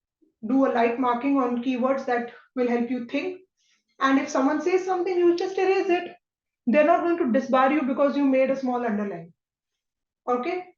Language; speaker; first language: English; non-native, local second language; Hindi